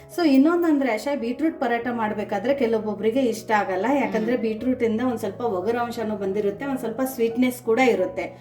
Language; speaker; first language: Kannada; native; Kannada